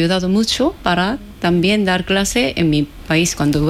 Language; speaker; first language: Spanish; non-native, fluent; Korean